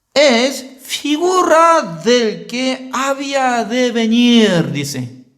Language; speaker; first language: Spanish; non-native, fluent; Korean